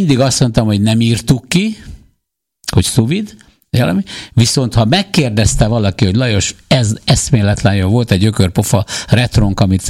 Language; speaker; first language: Hungarian; native; Hungarian